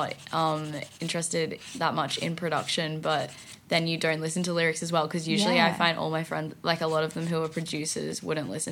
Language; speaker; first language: English; native; English